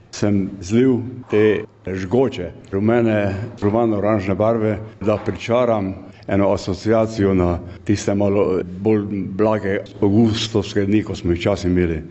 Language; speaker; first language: Slovenian; non-native, local second language; Hungarian